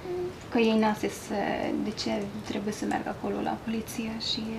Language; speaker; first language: Romanian; non-native, learner; Norwegian